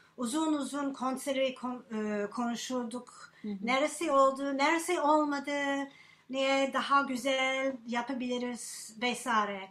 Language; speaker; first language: Turkish; non-native, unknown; English